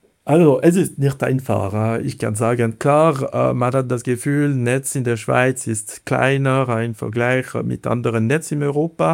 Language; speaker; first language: German; non-native, fluent; Italian